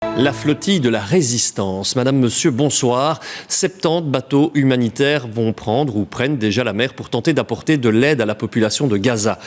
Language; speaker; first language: French; native; French